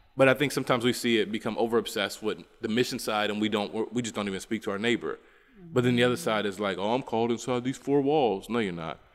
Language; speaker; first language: English; native; English